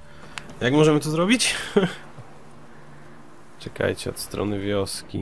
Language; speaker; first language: Polish; native; Polish